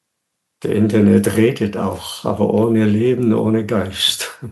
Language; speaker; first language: German; non-native, fluent; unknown